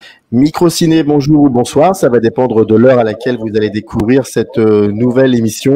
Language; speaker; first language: French; native; French